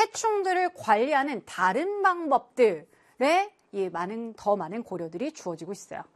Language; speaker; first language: Korean; native; Korean